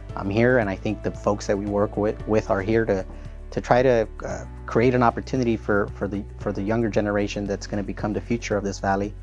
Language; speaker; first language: English; native; English